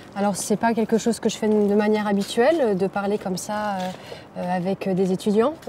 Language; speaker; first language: French; native; French